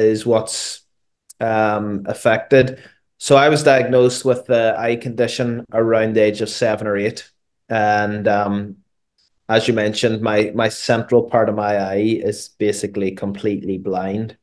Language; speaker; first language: English; native; English